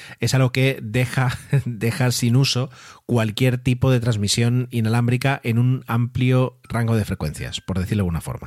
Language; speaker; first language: Spanish; native; Spanish